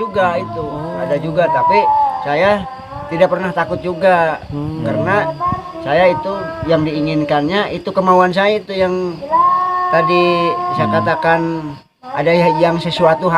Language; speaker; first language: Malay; non-native, local second language; Sundanese